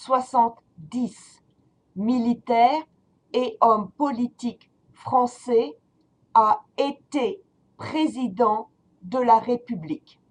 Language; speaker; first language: French; non-native, fluent; English